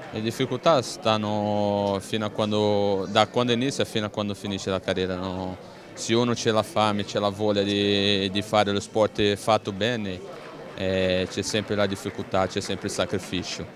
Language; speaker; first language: Italian; non-native, fluent; Portuguese